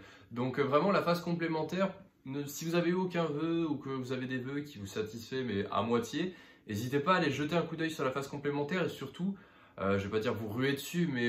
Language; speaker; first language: French; native; French